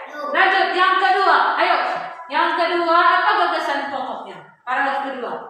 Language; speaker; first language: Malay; non-native, local second language; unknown